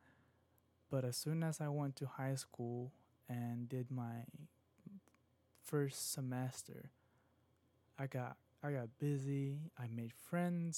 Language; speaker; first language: English; non-native, local second language; Filipino